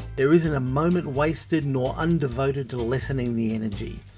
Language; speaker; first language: English; native; English